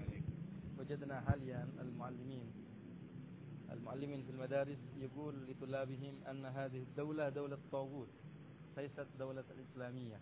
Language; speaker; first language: Arabic; non-native, learner; Indonesian